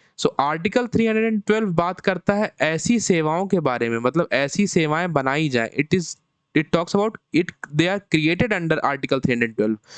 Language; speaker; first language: Hindi; native; Hindi